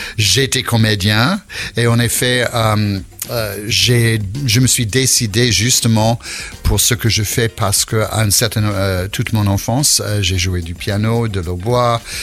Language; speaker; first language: French; non-native, fluent; English